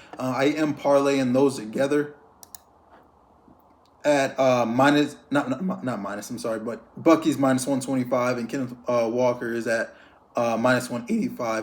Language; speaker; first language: English; native; English